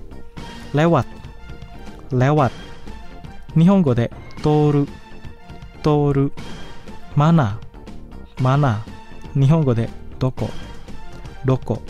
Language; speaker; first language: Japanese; non-native, fluent; Indonesian